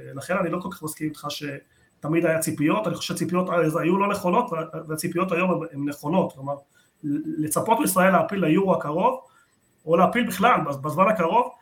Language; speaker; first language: Hebrew; early bilingual, other home language; Spanish